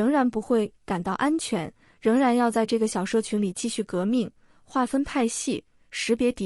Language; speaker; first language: Chinese; native; Chinese